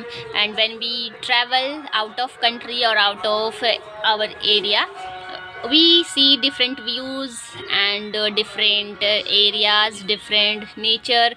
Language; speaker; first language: English; non-native, learner; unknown